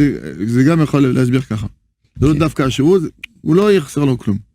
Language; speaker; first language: Hebrew; non-native, fluent; French